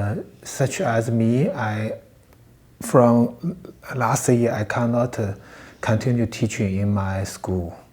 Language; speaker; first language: English; non-native, learner; Chinese